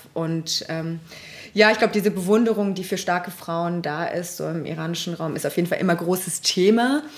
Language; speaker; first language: German; early bilingual, other home language; Persian